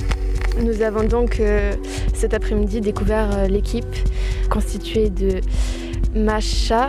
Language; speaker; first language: French; native; French